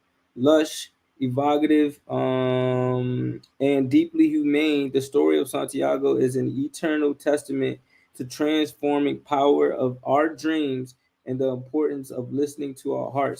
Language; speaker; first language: English; native; English